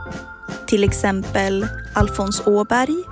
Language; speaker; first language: Swedish; native; Swedish